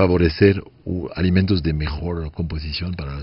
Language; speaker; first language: Spanish; non-native, fluent; French